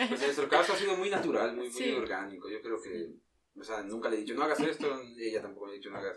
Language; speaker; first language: Spanish; native; Spanish